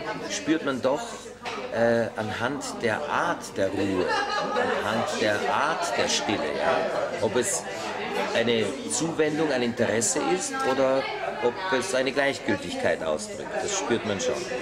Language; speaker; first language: German; native; German